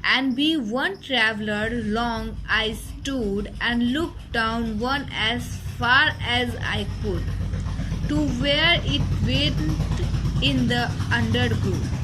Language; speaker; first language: English; non-native, local second language; Hindi